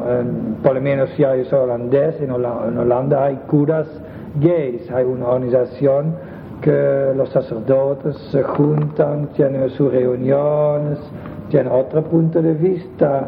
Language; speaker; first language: Spanish; non-native, fluent; Dutch